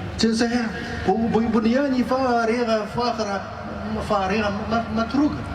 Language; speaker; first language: Arabic; non-native, fluent; Chinese